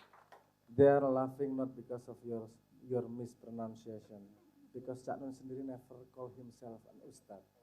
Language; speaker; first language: English; non-native, fluent; Indonesian